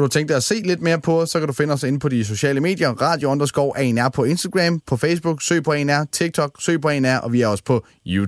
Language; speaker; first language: Danish; native; Danish